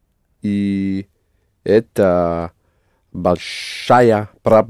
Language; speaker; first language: Russian; non-native, learner; English